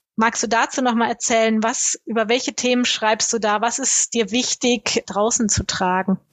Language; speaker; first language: German; native; German